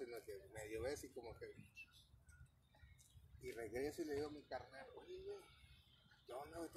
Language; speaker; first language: Spanish; native; Spanish